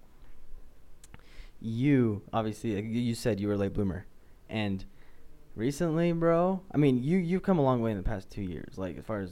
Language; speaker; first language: English; native; English